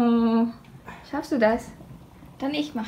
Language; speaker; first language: German; non-native, learner; Indonesian